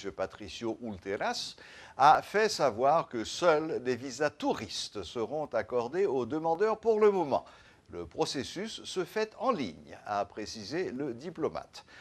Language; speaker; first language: French; non-native, local second language; Haitian Creole